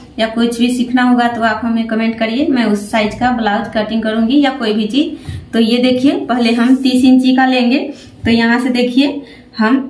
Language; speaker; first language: Hindi; native; Hindi